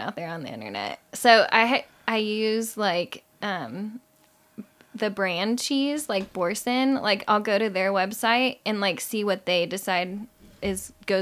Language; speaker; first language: English; native; English